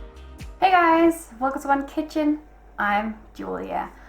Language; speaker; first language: English; non-native, fluent; Danish